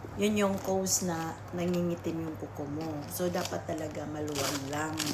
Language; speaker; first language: Filipino; native; Filipino